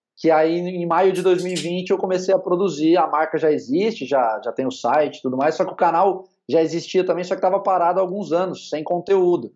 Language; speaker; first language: Portuguese; native; Portuguese